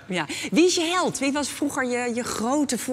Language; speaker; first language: Dutch; native; Dutch